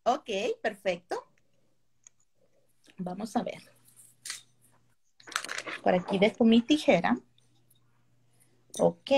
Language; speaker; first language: Spanish; native; Spanish